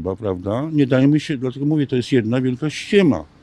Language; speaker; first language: Polish; native; Polish